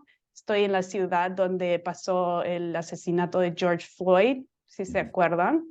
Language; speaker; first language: Spanish; non-native, fluent; English